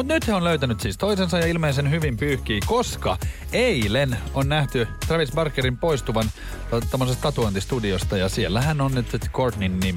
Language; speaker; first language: Finnish; native; Finnish